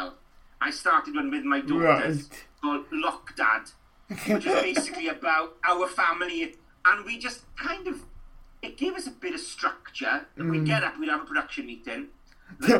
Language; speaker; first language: English; native; English